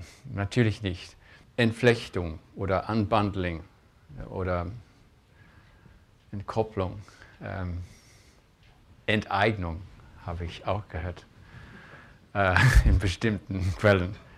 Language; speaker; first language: German; non-native, fluent; English